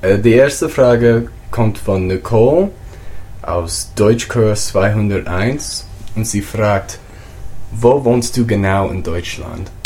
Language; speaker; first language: German; non-native, learner; English